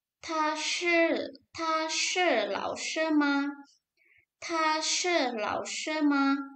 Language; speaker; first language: Chinese; non-native, fluent; Indonesian